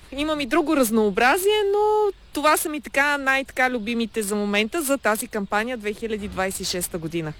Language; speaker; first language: Bulgarian; native; Bulgarian